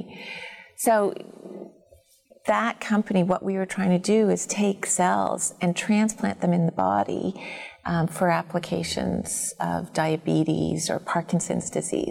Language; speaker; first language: English; native; English